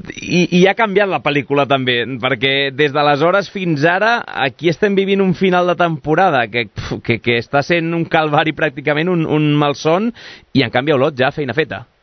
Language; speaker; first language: Catalan; native; Catalan